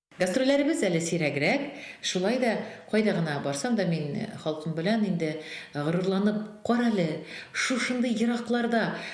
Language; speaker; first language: Tatar; non-native, local second language; Russian